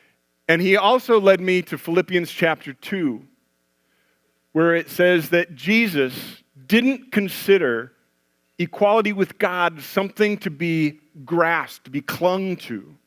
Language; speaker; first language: English; native; English